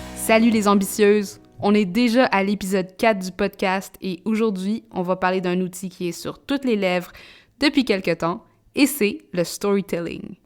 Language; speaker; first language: French; native; French